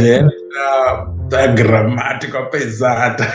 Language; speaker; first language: Portuguese; non-native, local second language; Tsonga